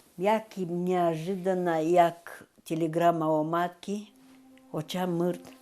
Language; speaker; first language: Tajik; non-native, fluent; Romanian